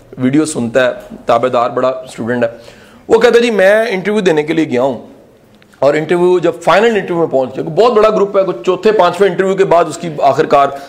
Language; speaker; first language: Urdu; non-native, local second language; Punjabi